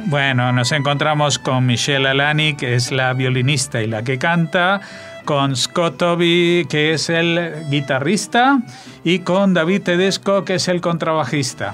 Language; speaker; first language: Spanish; native; Spanish